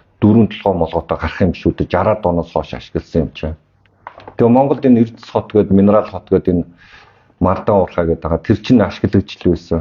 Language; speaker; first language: Mongolian; native; Mongolian